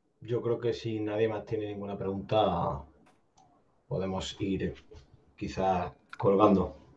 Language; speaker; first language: Spanish; native; Spanish